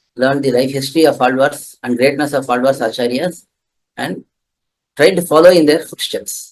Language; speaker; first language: English; non-native, local second language; Tamil